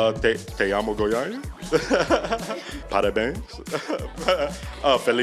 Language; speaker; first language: Portuguese; non-native, learner; English